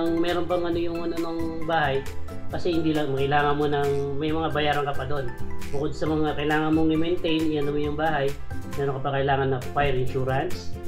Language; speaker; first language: Filipino; non-native, local second language; Cebuano